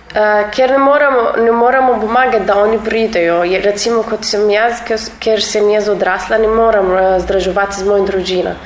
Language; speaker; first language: Slovenian; non-native, learner; Arabic